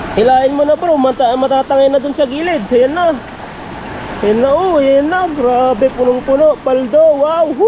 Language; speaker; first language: Filipino; native; Filipino